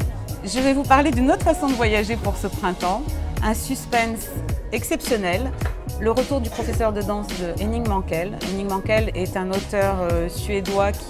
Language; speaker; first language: French; native; French